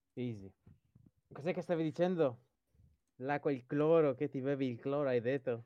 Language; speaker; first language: Italian; early bilingual, other home language; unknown